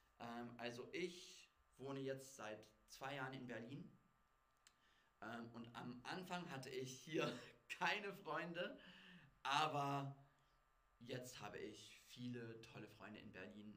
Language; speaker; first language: German; non-native, fluent; English